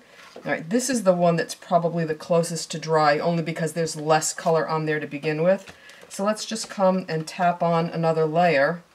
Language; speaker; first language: English; native; English